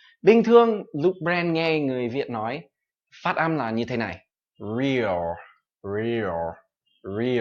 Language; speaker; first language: Vietnamese; non-native, fluent; English